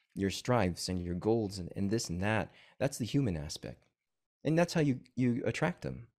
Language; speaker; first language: English; native; English